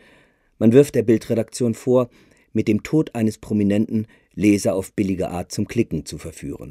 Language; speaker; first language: German; native; German